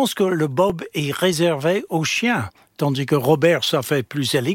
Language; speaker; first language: French; non-native, fluent; English